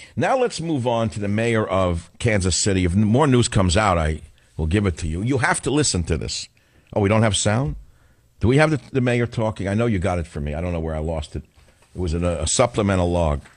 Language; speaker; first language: English; native; English